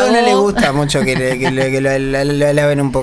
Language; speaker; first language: Spanish; native; Spanish